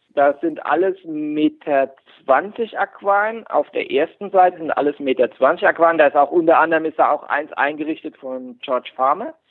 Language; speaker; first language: German; native; German